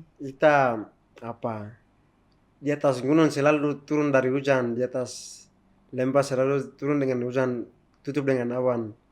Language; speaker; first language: Indonesian; non-native, local second language; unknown